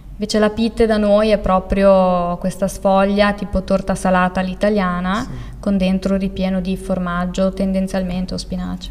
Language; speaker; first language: Italian; early bilingual, other home language; Albanian